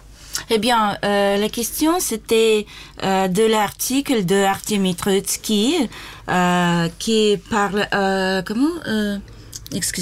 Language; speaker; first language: French; non-native, learner; Russian